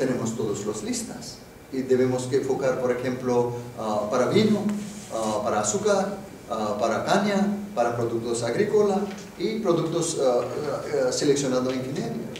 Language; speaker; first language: Spanish; non-native, fluent; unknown